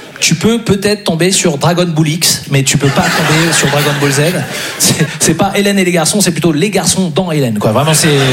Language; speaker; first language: French; native; French